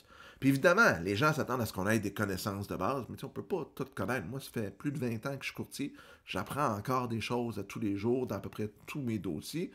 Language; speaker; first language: French; native; French